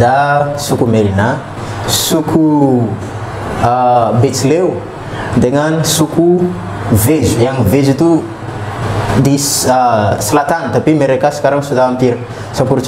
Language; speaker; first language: Indonesian; non-native, learner; Malagasy